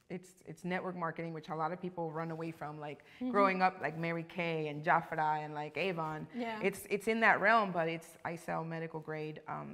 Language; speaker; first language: English; early bilingual, other home language; Spanish